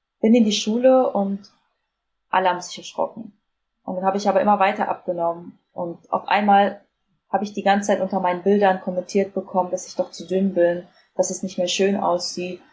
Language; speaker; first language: German; native; German